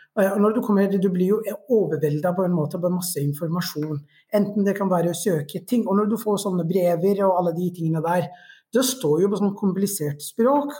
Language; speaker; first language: Norwegian; non-native, fluent; Somali